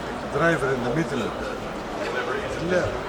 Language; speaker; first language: English; non-native, learner; Greek